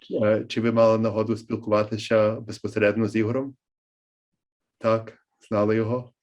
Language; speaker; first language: Ukrainian; early bilingual, heritage; Ukrainian